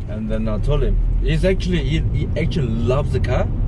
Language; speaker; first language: English; non-native, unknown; Korean